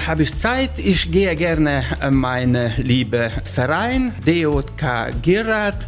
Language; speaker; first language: German; non-native, learner; Hungarian